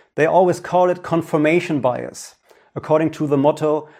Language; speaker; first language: English; non-native, fluent; German